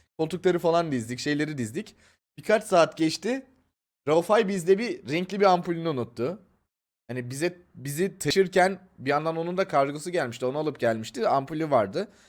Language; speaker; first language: Turkish; native; Turkish